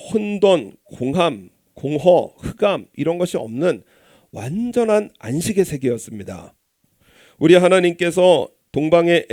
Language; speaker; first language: Korean; native; Korean